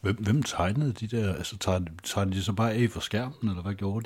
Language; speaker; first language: Danish; native; Danish